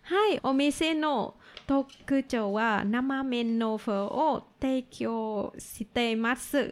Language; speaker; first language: Japanese; non-native, learner; Vietnamese